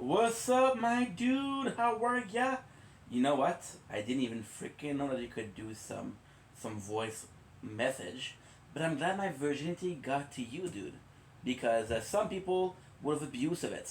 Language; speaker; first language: English; non-native, local second language; French